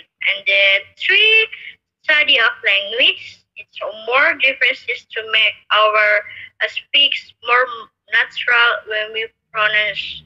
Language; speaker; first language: English; non-native, learner; Indonesian